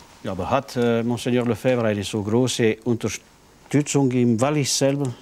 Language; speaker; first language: German; non-native, local second language; French